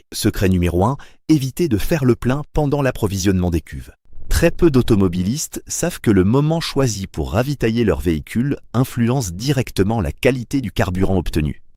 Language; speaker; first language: French; native; French